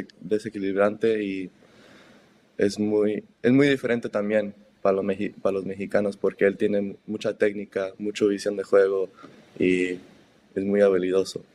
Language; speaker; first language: Spanish; early bilingual, heritage; Spanish